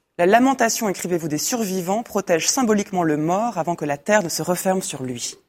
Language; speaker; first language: French; native; French